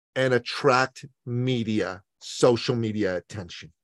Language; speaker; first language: English; early bilingual, other home language; Persian